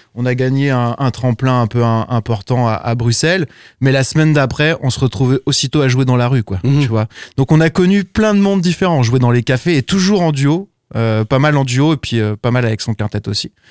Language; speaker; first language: French; native; French